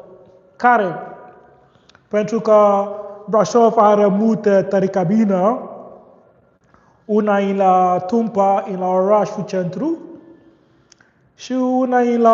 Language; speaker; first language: Romanian; non-native, learner; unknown